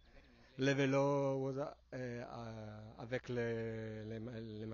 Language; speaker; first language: French; non-native, learner; Italian